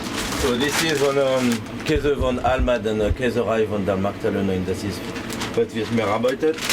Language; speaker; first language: German; non-native, learner; French